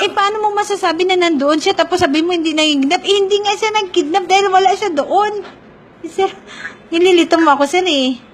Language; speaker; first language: Filipino; non-native, local second language; Cebuano